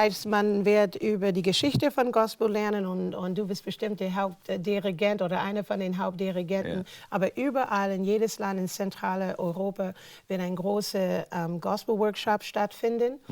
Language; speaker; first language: German; non-native, fluent; English